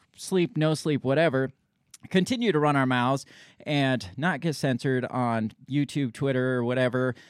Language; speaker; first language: English; native; English